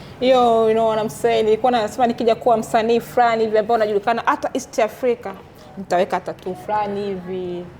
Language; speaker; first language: Swahili; native; Swahili